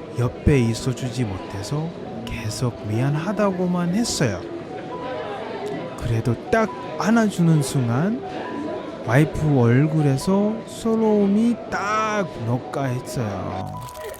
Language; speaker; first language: Korean; non-native, fluent; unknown